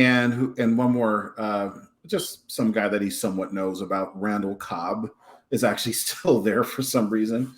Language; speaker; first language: English; native; English